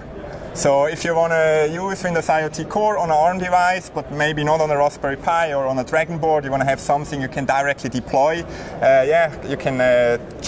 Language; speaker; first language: English; non-native, fluent; German